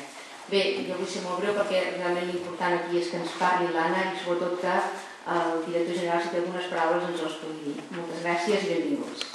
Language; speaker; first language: Catalan; native; Catalan